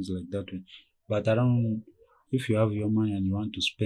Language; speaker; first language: English; non-native, local second language; Ganda